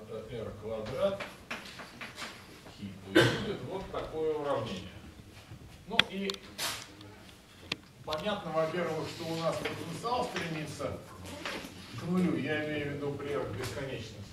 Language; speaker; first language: Russian; native; Russian